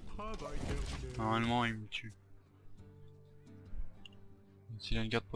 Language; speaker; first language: French; native; French